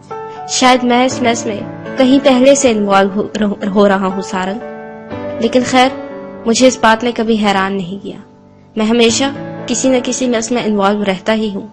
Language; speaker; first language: Urdu; native; Urdu